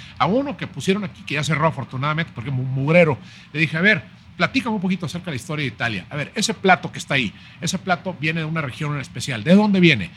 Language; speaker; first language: Spanish; native; Spanish